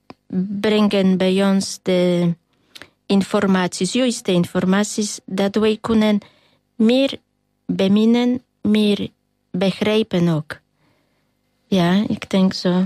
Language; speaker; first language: Dutch; non-native, learner; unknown